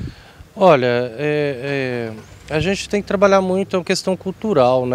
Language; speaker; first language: Portuguese; native; Portuguese